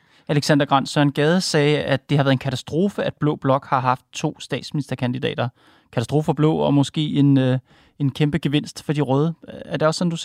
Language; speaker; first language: Danish; native; Danish